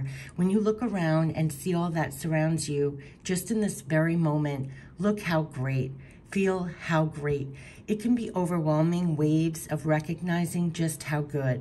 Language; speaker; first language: English; native; English